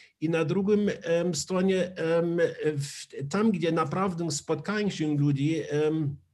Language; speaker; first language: Polish; non-native, learner; German